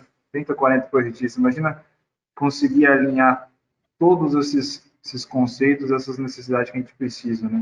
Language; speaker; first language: Portuguese; native; Portuguese